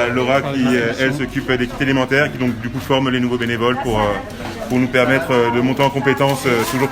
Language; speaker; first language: French; native; French